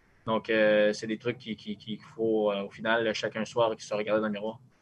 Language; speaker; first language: French; native; French